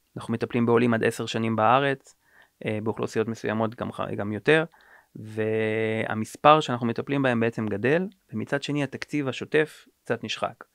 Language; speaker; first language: Hebrew; native; Hebrew